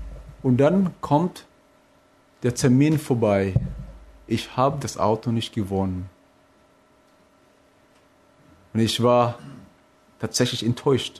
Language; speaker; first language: German; non-native, fluent; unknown